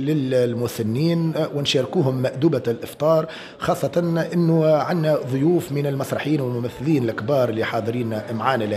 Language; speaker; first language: Arabic; native; Arabic